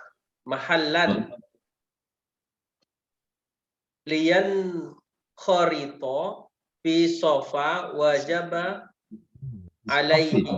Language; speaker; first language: Arabic; non-native, learner; Indonesian